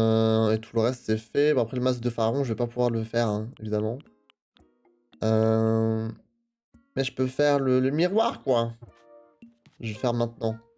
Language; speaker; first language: French; native; French